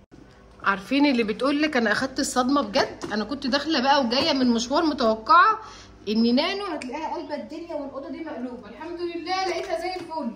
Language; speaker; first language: Arabic; native; Arabic